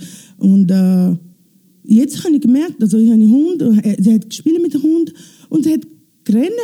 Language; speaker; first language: German; non-native, learner; Italian